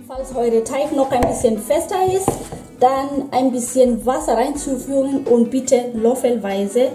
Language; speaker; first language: German; non-native, fluent; Swahili